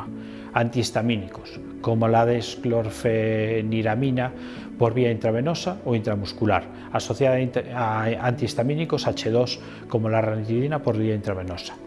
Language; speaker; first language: Spanish; native; Spanish